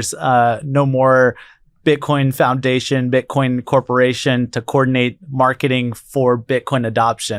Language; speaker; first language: English; native; English